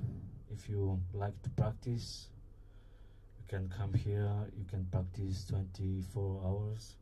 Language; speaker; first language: English; non-native, learner; Bulgarian